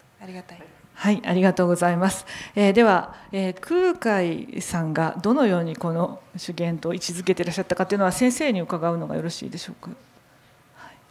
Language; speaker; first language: Japanese; native; Japanese